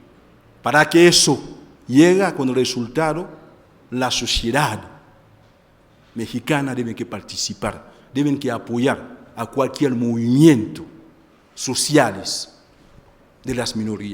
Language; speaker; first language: Spanish; non-native, fluent; Haitian Creole